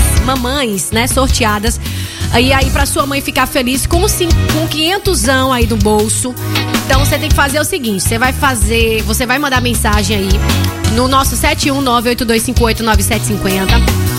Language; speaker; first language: Portuguese; native; Portuguese